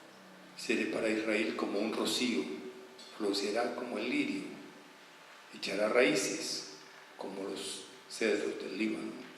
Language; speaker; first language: Spanish; native; Spanish